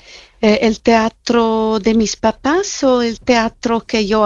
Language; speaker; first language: Spanish; non-native, fluent; German